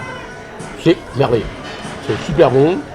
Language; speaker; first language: French; native; French